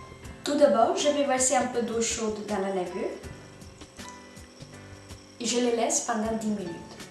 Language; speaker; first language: French; non-native, fluent; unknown